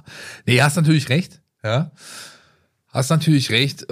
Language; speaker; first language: German; native; German